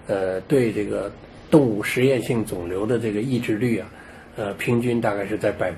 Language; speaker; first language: Chinese; native; Chinese